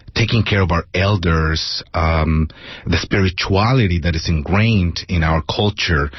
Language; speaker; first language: English; non-native, fluent; Spanish